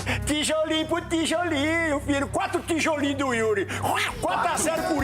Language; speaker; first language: Portuguese; native; Portuguese